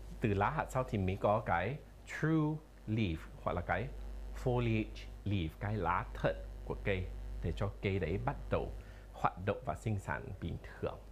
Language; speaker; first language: Vietnamese; non-native, fluent; English